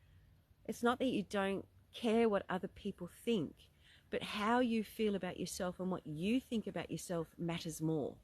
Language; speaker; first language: English; native; English